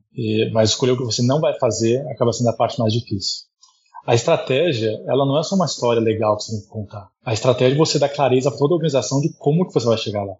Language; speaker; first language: Portuguese; early bilingual, heritage; Portuguese